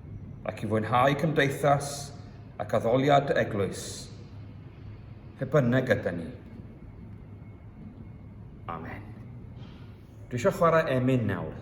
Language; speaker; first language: Welsh; early bilingual, heritage; Welsh